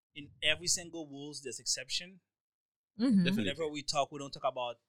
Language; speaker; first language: English; non-native, fluent; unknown